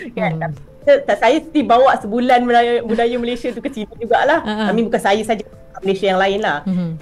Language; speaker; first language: Malay; native; Malay